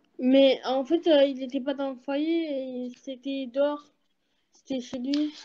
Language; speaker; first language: French; early bilingual, other home language; Portuguese